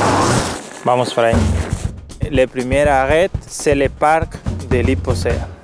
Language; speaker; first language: French; non-native, learner; Spanish